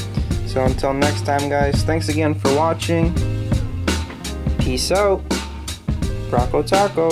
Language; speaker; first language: English; native; English